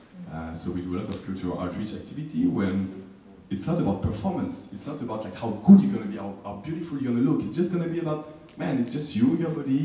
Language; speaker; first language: English; non-native, fluent; French